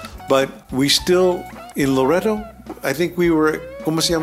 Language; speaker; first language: Spanish; non-native, learner; English